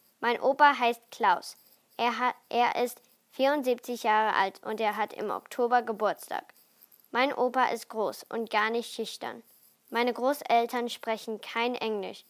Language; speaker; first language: German; early bilingual, heritage; German